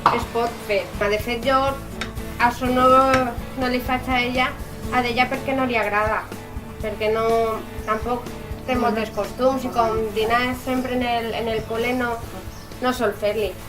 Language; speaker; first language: Catalan; non-native, local second language; Spanish